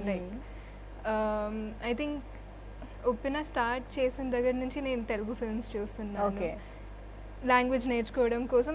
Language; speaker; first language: Telugu; non-native, local second language; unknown